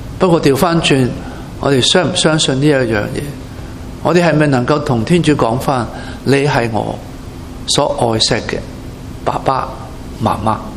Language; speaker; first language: Chinese; non-native, local second language; Cantonese